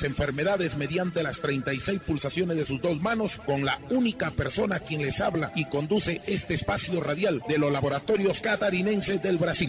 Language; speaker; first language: Spanish; native; Spanish